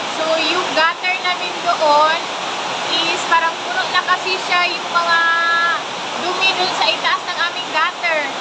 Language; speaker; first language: Filipino; non-native, local second language; Cebuano